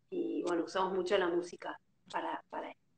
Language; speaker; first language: Spanish; native; Spanish